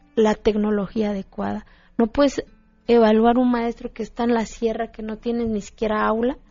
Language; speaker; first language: Spanish; non-native, local second language; Zapotec